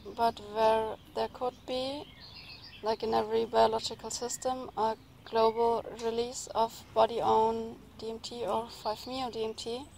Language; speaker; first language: English; non-native, fluent; German